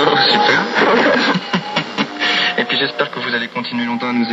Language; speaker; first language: French; native; French